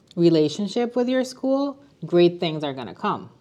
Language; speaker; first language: English; non-native, fluent; Spanish